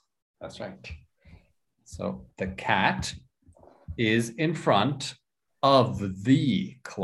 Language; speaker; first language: English; non-native, fluent; Spanish